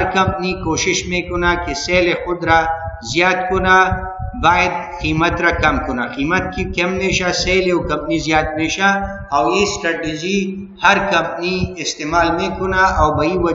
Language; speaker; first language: Persian; non-native, local second language; Pashto